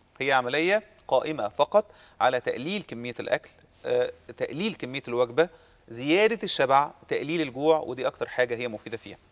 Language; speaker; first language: Arabic; native; Arabic